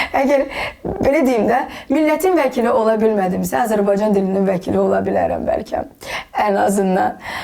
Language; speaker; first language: Azerbaijani; non-native, local second language; Russian